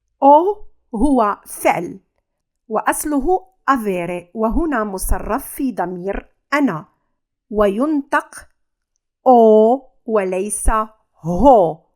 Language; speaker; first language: Arabic; native; Arabic